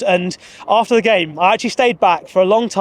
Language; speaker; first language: English; native; English